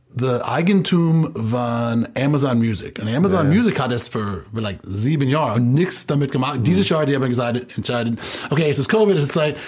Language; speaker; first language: German; non-native, fluent; English